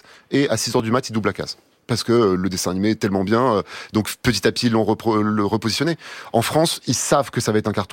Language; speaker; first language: French; native; French